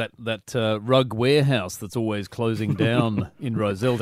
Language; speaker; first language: English; native; English